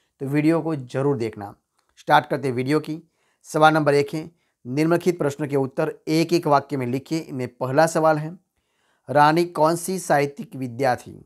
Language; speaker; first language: Hindi; non-native, local second language; Gujarati